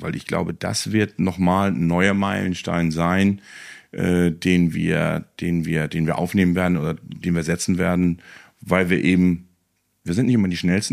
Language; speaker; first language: German; native; German